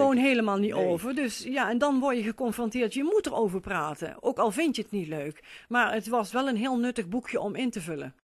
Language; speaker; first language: Dutch; native; Dutch